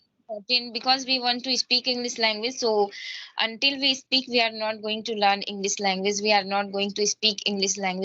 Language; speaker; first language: English; non-native, learner; Hindi